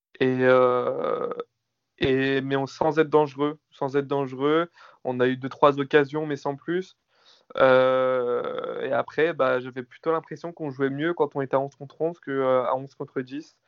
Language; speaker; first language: French; native; French